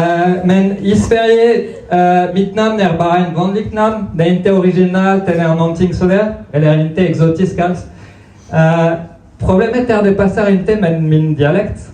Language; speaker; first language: Swedish; non-native, fluent; French